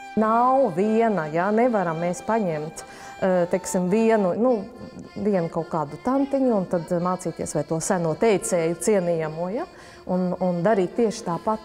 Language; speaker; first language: Latvian; native; Latvian